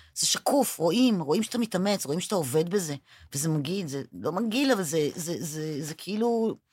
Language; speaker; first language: Hebrew; native; Hebrew